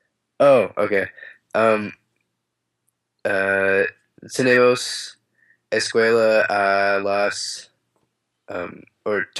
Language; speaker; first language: Spanish; non-native, learner; English